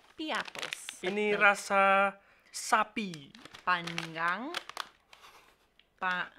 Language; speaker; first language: Indonesian; non-native, learner; English